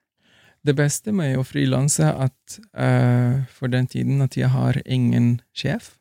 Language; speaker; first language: Swedish; non-native, fluent; Arabic